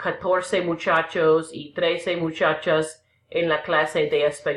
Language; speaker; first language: Spanish; non-native, fluent; English